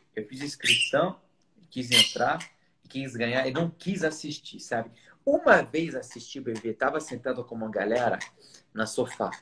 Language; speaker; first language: Portuguese; non-native, fluent; Arabic